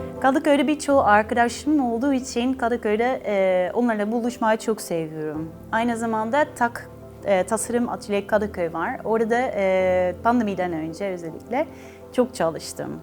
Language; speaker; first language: Turkish; non-native, learner; Dutch